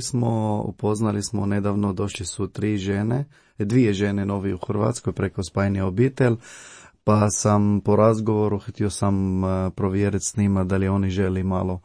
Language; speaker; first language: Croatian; non-native, learner; Arabic